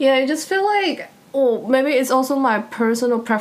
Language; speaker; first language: English; non-native, fluent; Cantonese